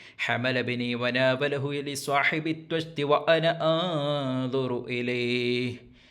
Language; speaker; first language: Arabic; non-native, fluent; Malayalam